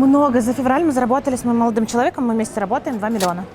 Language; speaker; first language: Russian; native; Russian